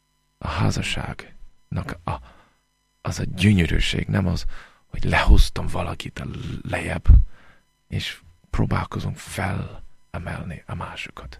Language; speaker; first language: Hungarian; non-native, fluent; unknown